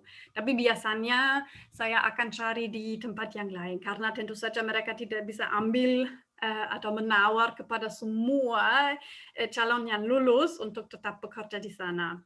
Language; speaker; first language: Indonesian; non-native, fluent; German